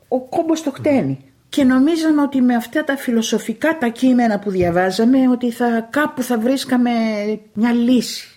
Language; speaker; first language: Greek; native; Greek